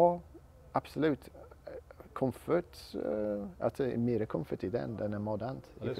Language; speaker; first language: Swedish; non-native, learner; English